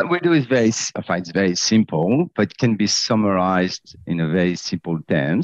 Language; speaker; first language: English; non-native, fluent; French